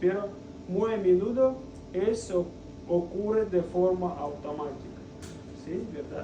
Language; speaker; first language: Spanish; non-native, fluent; Russian